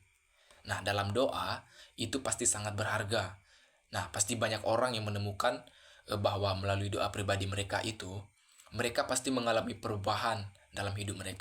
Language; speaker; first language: Indonesian; native; Indonesian